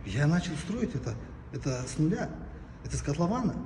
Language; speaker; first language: Russian; non-native, local second language; Kazakh